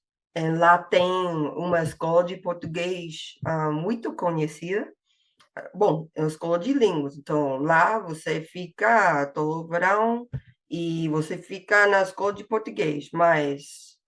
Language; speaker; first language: Portuguese; non-native, fluent; English